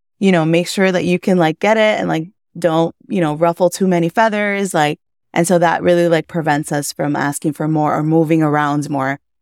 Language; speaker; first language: English; early bilingual, other home language; Spanish